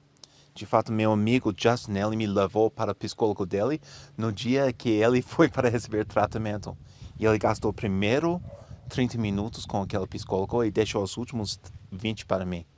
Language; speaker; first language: Portuguese; non-native, fluent; English